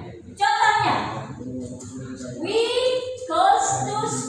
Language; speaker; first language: English; non-native, learner; Indonesian